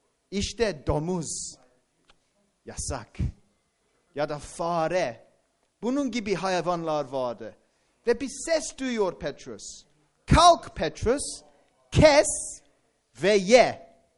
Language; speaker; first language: Turkish; non-native, fluent; English